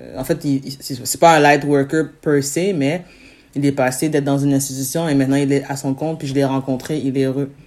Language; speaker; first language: French; native; French